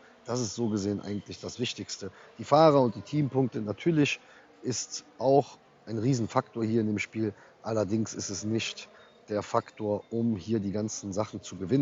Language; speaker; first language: German; native; German